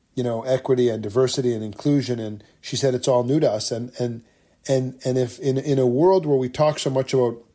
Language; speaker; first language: English; native; English